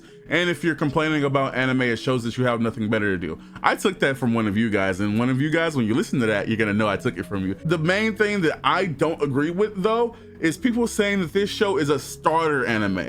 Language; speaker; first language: English; native; English